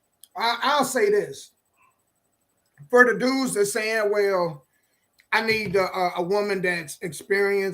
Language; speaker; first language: English; native; English